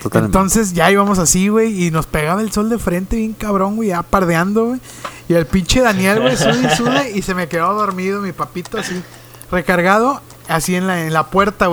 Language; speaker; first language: Spanish; native; Spanish